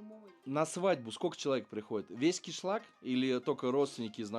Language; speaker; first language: Russian; native; Russian